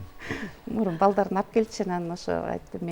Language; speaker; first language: Kyrgyz; native; Kyrgyz